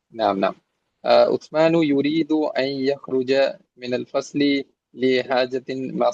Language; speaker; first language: Arabic; non-native, learner; Urdu